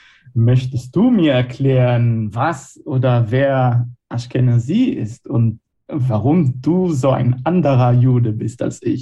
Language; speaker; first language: German; non-native, fluent; Hebrew